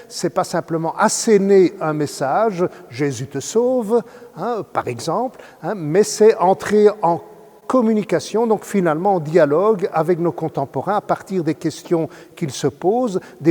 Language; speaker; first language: French; native; French